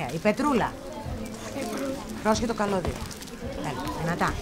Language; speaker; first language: Greek; native; Greek